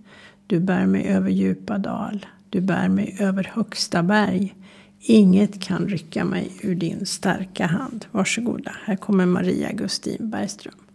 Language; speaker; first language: Swedish; native; Swedish